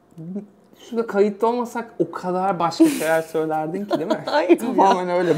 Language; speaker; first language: Turkish; native; Turkish